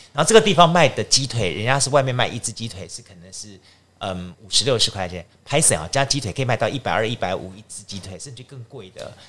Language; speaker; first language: Chinese; native; Chinese